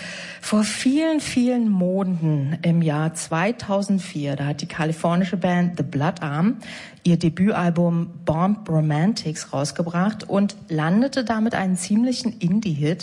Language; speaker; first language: German; native; German